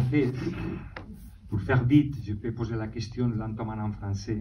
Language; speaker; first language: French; non-native, fluent; Spanish